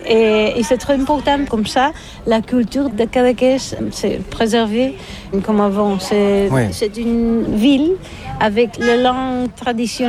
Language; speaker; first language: French; non-native, learner; Catalan